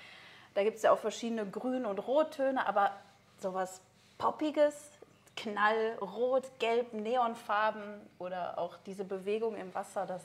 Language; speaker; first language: German; native; German